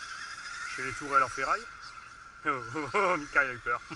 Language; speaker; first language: French; native; French